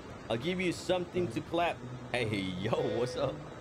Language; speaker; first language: English; early bilingual, other home language; Spanish